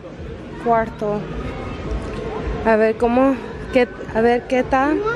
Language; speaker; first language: Spanish; early bilingual, heritage; Spanish